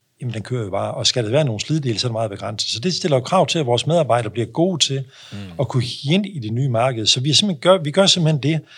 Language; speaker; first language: Danish; native; Danish